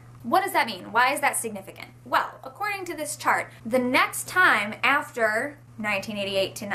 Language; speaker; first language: English; native; English